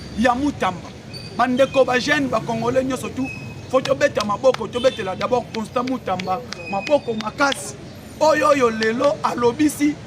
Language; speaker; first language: Lingala; non-native, local second language; Luba-Lulua